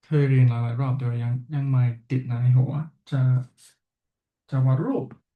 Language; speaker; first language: Thai; non-native, learner; English